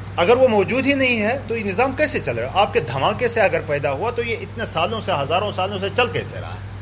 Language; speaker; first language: Urdu; non-native, local second language; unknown